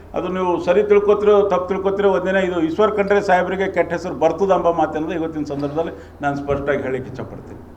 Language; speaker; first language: Kannada; native; Kannada